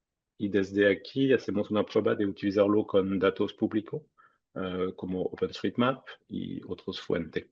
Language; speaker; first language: Spanish; non-native, fluent; French